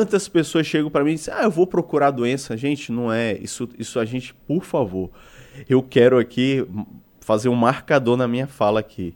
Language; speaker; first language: Portuguese; native; Portuguese